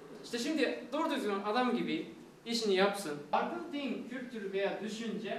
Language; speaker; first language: Turkish; non-native, fluent; Japanese